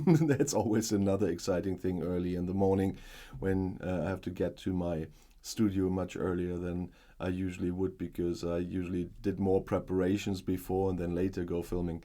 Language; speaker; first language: English; non-native, fluent; German